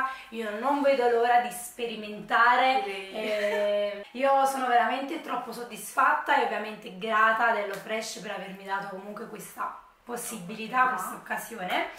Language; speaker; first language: Italian; native; Italian